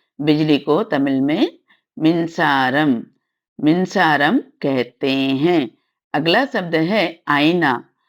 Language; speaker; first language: Hindi; non-native, local second language; Tamil